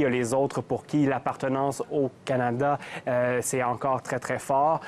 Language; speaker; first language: French; native; French